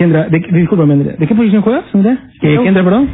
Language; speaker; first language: Spanish; native; Spanish